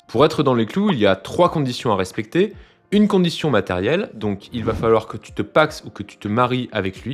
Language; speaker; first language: French; native; French